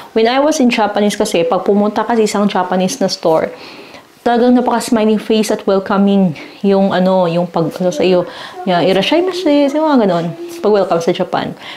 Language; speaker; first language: Filipino; native; Filipino